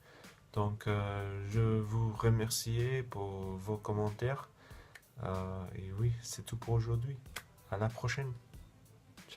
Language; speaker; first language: French; non-native, fluent; English